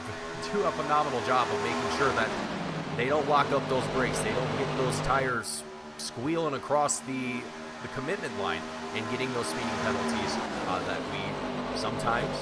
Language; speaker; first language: English; native; English